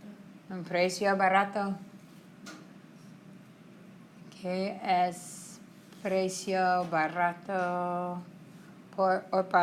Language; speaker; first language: Spanish; non-native, fluent; English